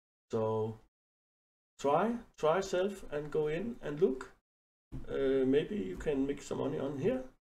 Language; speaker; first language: English; non-native, learner; Danish